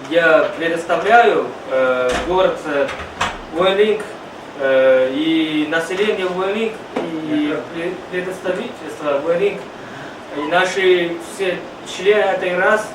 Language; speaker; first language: Russian; non-native, learner; Chinese